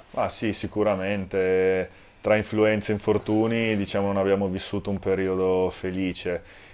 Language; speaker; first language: Italian; native; Italian